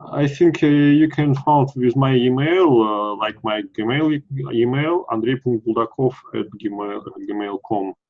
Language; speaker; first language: English; non-native, learner; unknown